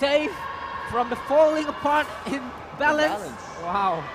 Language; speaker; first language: English; non-native, fluent; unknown